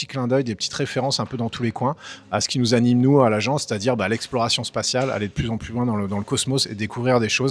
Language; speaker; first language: French; native; French